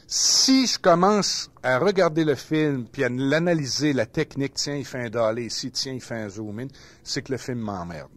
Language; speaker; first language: French; native; French